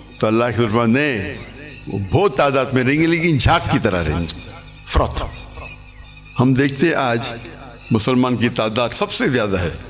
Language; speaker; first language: Urdu; non-native, local second language; English